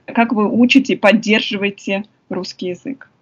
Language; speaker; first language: Russian; native; Russian